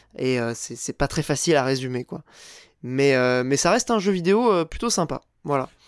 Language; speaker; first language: French; native; French